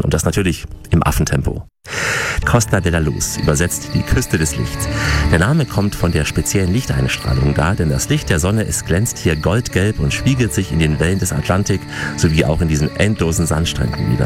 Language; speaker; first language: German; native; German